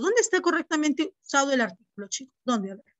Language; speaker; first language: Spanish; native; Spanish